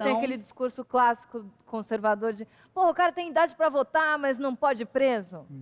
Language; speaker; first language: Portuguese; native; Portuguese